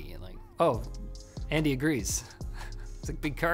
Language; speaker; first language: English; native; English